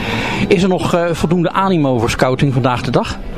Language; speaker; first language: Dutch; native; Dutch